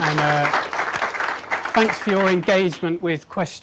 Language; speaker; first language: English; native; English